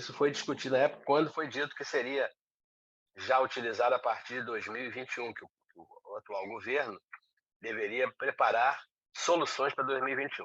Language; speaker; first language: Portuguese; native; Portuguese